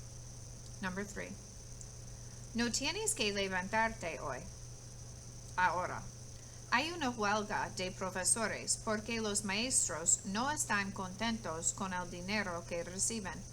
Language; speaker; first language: Spanish; non-native, fluent; English